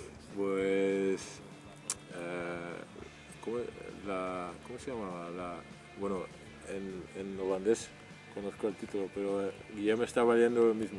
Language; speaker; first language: Spanish; non-native, fluent; Dutch